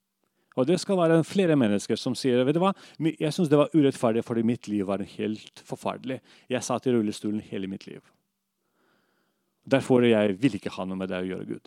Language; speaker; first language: Norwegian; non-native, fluent; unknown